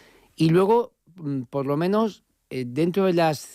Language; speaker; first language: Spanish; native; Spanish